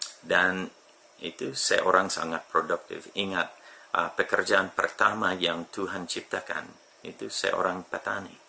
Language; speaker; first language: Indonesian; non-native, fluent; English